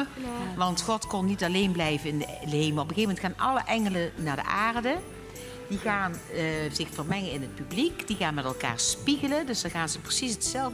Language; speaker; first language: Dutch; native; Dutch